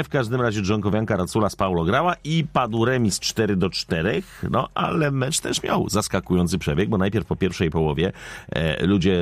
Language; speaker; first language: Polish; native; Polish